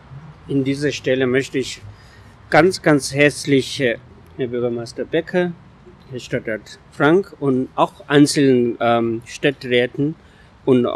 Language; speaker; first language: German; non-native, fluent; Tibetan